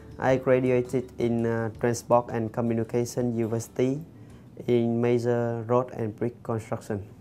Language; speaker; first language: English; non-native, fluent; Vietnamese